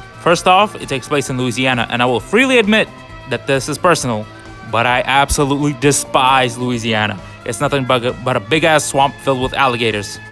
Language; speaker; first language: English; native; English